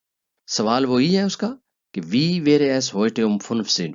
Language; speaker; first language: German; non-native, learner; Urdu